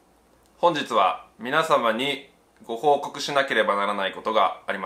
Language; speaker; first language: Japanese; native; Japanese